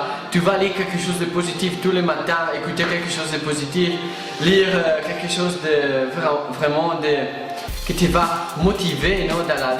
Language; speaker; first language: French; non-native, fluent; Italian